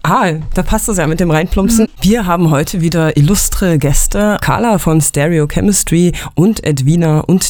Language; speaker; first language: German; native; German